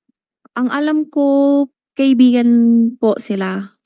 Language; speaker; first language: Filipino; non-native, learner; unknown